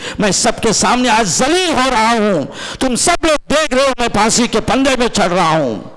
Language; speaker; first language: Urdu; non-native, local second language; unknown